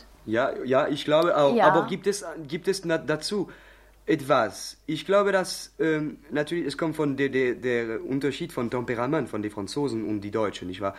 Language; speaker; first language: German; non-native, learner; French